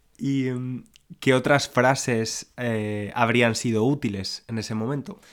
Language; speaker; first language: Spanish; native; Spanish